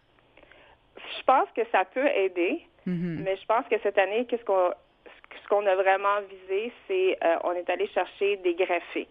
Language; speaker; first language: French; early bilingual, other home language; Vietnamese